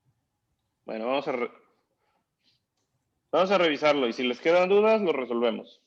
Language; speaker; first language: Spanish; native; Spanish